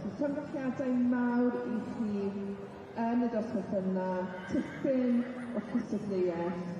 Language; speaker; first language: Welsh; non-native, learner; English